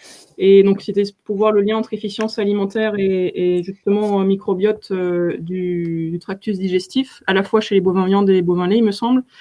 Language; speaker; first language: French; native; French